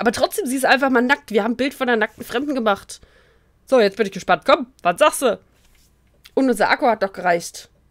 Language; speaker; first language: German; native; German